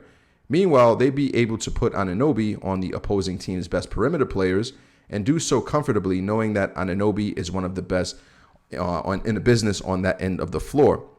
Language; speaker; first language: English; native; English